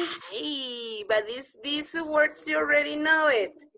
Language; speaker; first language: English; non-native, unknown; Spanish